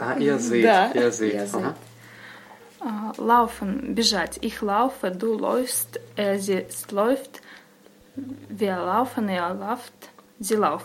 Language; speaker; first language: German; non-native, learner; Russian